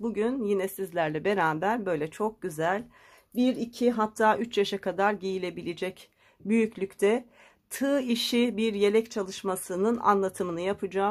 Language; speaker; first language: Turkish; native; Turkish